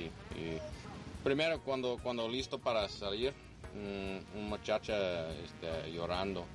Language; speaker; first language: Spanish; non-native, learner; English